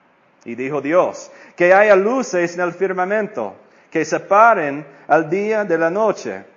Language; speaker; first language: Spanish; non-native, fluent; English